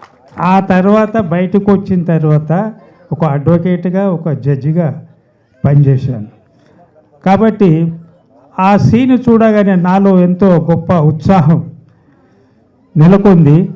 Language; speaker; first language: Telugu; native; Telugu